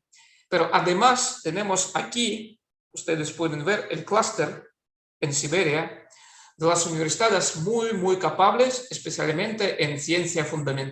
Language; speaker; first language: Spanish; non-native, fluent; Russian